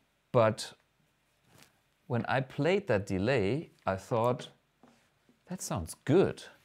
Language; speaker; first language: English; non-native, fluent; German